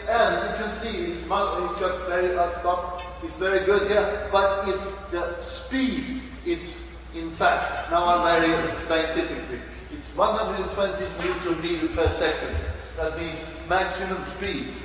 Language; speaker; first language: English; non-native, fluent; Swedish